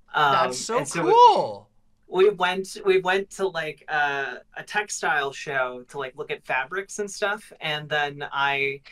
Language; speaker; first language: English; native; English